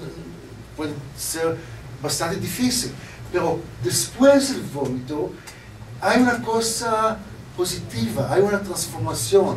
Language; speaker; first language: Spanish; non-native, learner; Hebrew